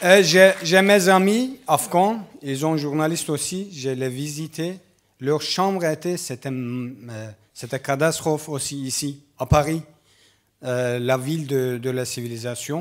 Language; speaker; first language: French; non-native, learner; Kurdish